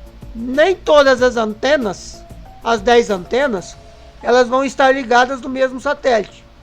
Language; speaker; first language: Portuguese; native; Portuguese